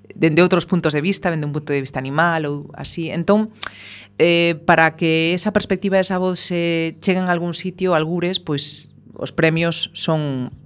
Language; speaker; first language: Galician; non-native, local second language; Spanish